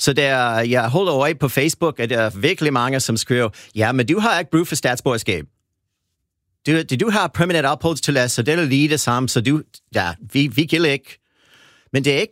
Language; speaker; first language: Danish; non-native, fluent; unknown